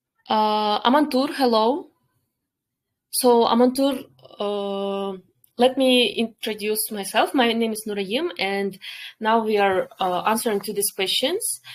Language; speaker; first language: English; non-native, fluent; Kyrgyz